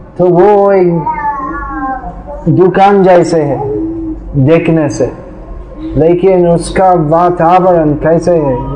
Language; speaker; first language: Hindi; non-native, fluent; English